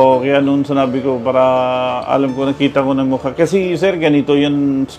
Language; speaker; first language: Filipino; non-native, learner; Punjabi